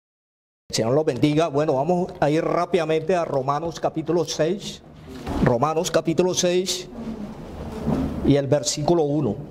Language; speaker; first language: Spanish; native; Spanish